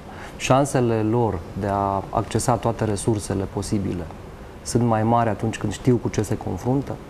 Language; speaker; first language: Romanian; native; Romanian